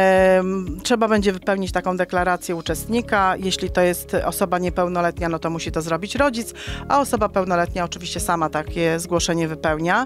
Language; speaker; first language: Polish; native; Polish